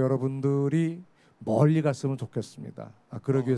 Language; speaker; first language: Korean; native; Korean